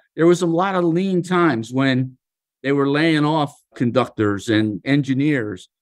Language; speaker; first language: English; native; English